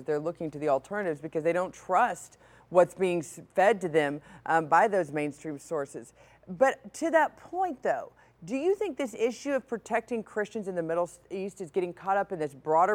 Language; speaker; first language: English; native; English